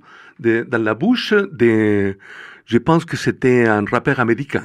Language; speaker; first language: French; non-native, fluent; Spanish